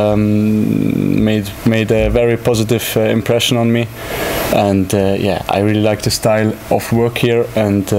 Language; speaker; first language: English; non-native, fluent; German